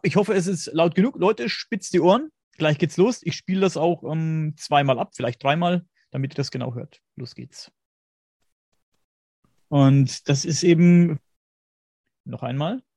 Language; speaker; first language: German; native; German